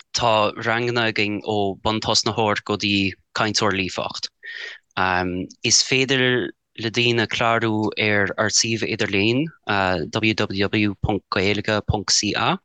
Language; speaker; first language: Irish; non-native, fluent; English